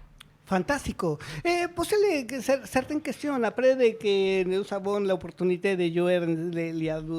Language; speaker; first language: French; non-native, learner; Spanish